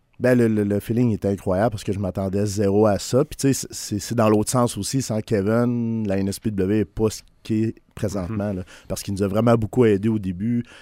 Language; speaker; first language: French; native; French